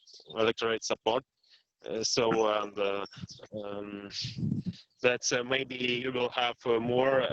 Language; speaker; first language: English; non-native, learner; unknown